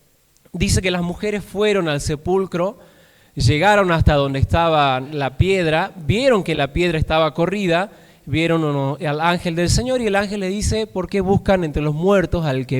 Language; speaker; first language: Spanish; native; Spanish